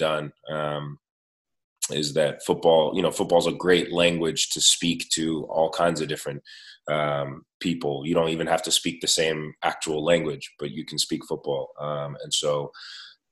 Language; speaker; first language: English; native; English